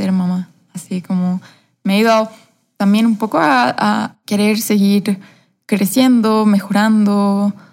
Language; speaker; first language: Spanish; native; Spanish